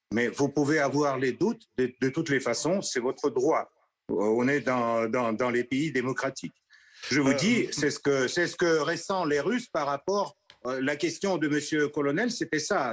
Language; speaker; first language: French; non-native, fluent; Russian